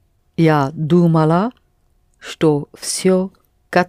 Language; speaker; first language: Russian; non-native, learner; English